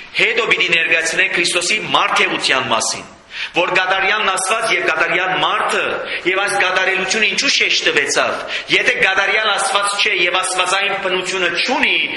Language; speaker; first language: Armenian; native; Armenian